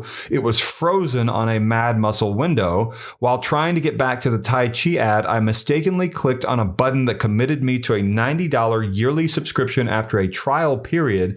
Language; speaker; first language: English; native; English